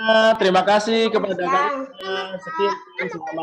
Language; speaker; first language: Indonesian; native; Indonesian